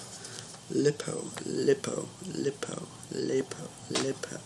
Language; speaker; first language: Slovenian; non-native, learner; English